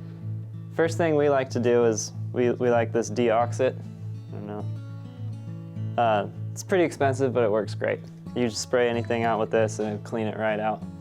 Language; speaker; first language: English; native; English